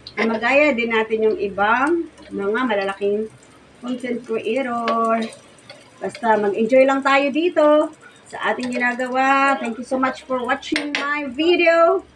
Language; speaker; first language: Filipino; non-native, local second language; Cebuano